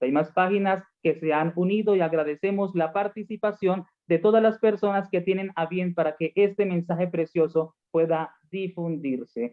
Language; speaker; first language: Spanish; native; Spanish